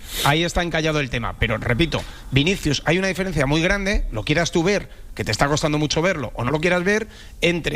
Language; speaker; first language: Spanish; native; Spanish